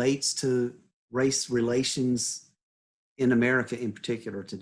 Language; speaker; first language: English; native; English